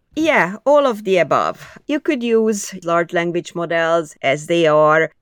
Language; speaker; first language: English; non-native, fluent; Hungarian